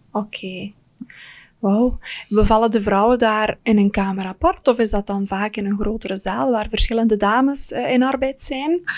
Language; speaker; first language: Dutch; native; Dutch